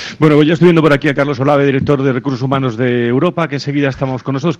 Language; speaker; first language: Spanish; native; Spanish